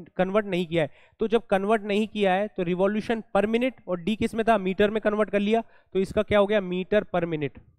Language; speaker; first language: Hindi; native; Hindi